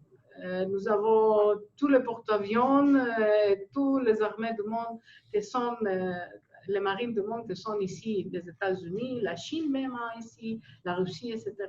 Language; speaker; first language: French; non-native, fluent; Greek